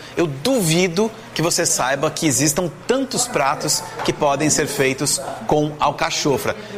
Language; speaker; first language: Portuguese; native; Portuguese